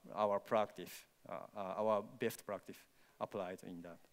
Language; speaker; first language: English; non-native, learner; Japanese